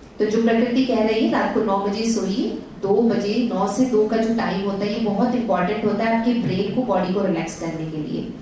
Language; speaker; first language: Hindi; native; Hindi